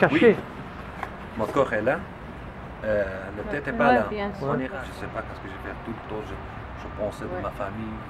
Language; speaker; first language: French; non-native, learner; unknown